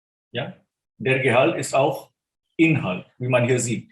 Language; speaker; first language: German; non-native, fluent; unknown